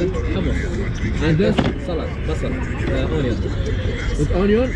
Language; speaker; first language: English; non-native, learner; Arabic